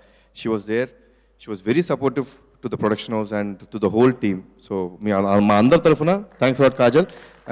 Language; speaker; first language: Telugu; native; Telugu